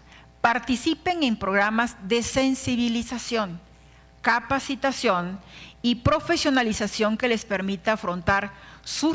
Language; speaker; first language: Spanish; native; Spanish